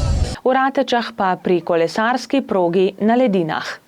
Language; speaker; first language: Slovenian; native; Slovenian